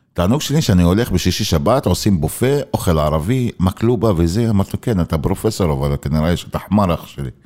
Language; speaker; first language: Hebrew; non-native, local second language; Arabic